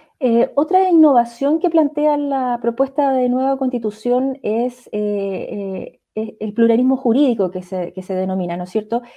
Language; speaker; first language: Spanish; native; Spanish